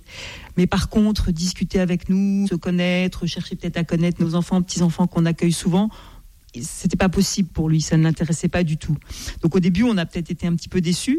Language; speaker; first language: French; native; French